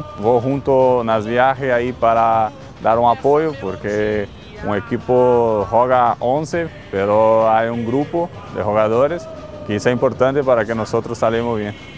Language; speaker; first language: Spanish; non-native, learner; Portuguese